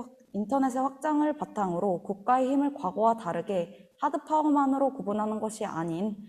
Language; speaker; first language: Korean; native; Korean